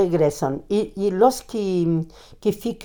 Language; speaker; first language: Spanish; non-native, fluent; Portuguese